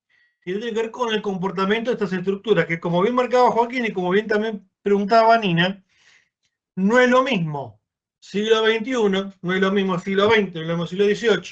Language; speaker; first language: Spanish; native; Spanish